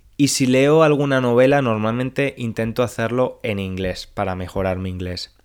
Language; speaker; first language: Spanish; native; Spanish